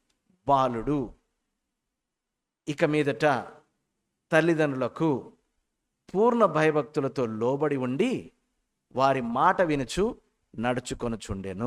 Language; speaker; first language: Telugu; native; Telugu